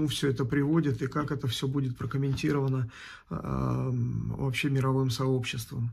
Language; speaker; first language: Russian; native; Russian